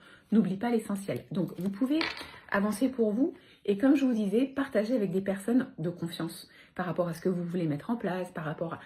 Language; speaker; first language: French; native; French